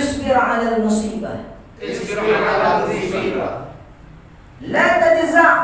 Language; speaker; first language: Arabic; non-native, fluent; Indonesian